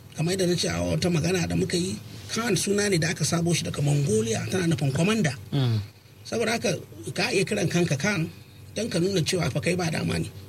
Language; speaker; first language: Hausa; native; Hausa